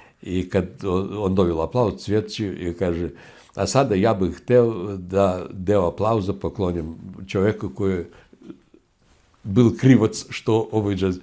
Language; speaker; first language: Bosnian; non-native, learner; Russian